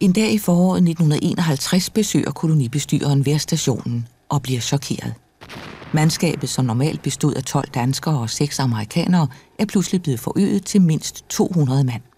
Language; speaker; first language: Danish; native; Danish